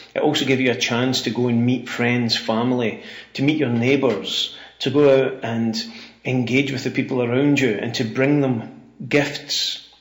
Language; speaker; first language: English; native; English